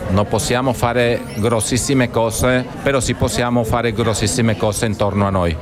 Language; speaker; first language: Italian; non-native, fluent; Spanish